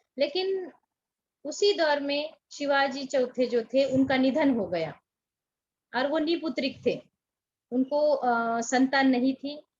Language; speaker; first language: Hindi; non-native, local second language; Marathi